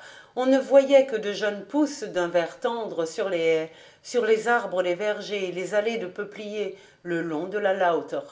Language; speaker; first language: French; native; French